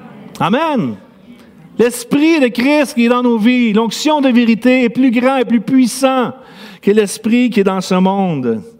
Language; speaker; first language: French; native; French